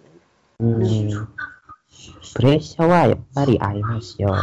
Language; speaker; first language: Japanese; non-native, learner; Chinese